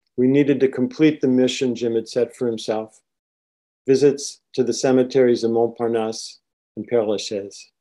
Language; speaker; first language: English; native; English